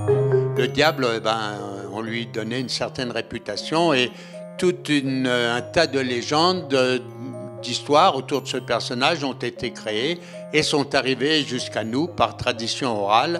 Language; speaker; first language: French; native; French